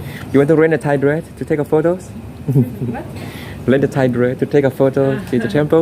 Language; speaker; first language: English; non-native, learner; Thai